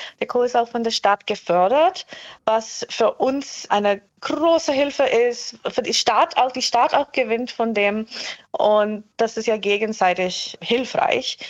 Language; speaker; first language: German; non-native, fluent; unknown